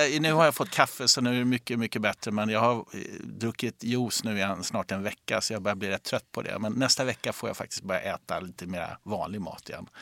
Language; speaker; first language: Swedish; native; Swedish